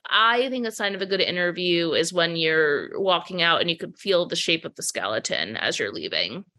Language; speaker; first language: English; native; English